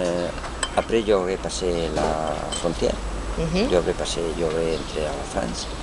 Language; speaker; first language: French; non-native, learner; Spanish